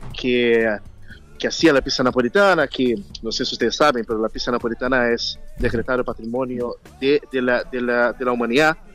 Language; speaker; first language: Spanish; non-native, fluent; Portuguese